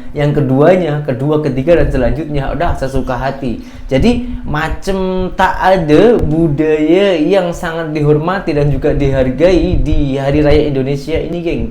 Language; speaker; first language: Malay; native; Malay